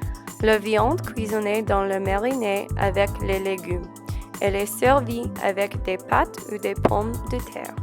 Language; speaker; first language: French; non-native, learner; English